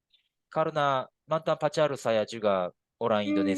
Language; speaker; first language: Indonesian; non-native, learner; Japanese